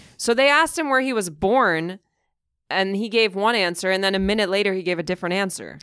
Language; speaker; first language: English; early bilingual, other home language; Russian